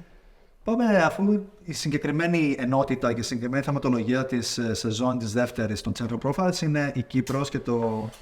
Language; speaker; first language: Greek; native; Greek